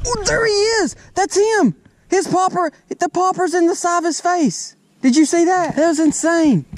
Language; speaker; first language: English; native; English